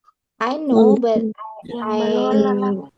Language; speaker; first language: English; non-native, learner; Indonesian